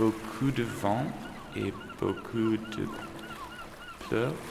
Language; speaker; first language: French; non-native, learner; English